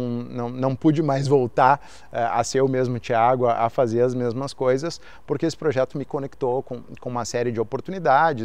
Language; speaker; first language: Portuguese; native; Portuguese